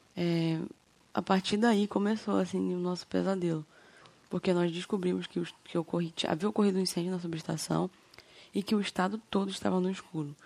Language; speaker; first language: Portuguese; native; Portuguese